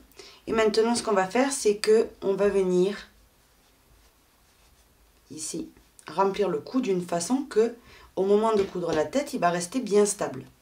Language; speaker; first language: French; native; French